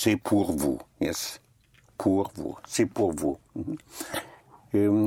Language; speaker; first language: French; non-native, fluent; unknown